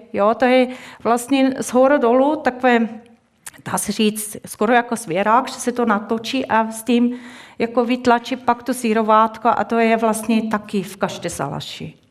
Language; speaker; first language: Czech; non-native, fluent; Swiss German